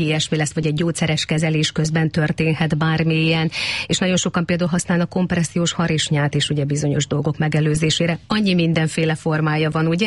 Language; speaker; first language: Hungarian; native; Hungarian